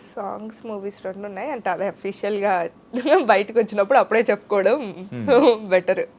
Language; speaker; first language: Telugu; native; Telugu